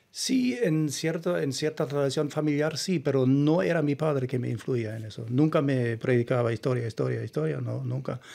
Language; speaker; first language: Spanish; non-native, fluent; German